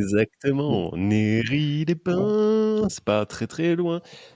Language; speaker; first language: French; native; French